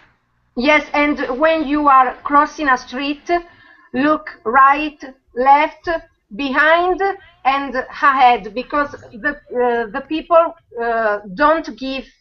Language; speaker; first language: English; non-native, learner; Italian